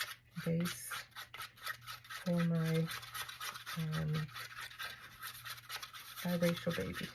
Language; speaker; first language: English; native; English